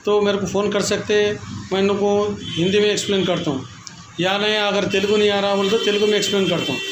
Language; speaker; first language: Hindi; non-native, local second language; Telugu